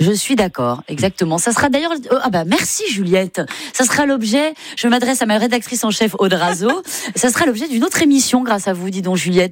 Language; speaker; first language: French; native; French